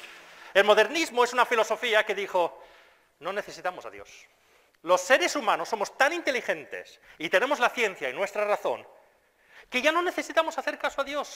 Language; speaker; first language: Spanish; non-native, fluent; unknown